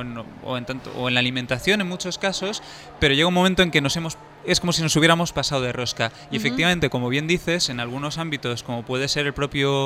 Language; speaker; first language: Spanish; native; Spanish